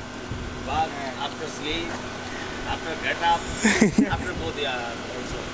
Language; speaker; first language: English; non-native, learner; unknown